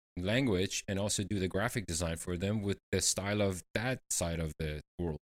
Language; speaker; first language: English; non-native, fluent; Persian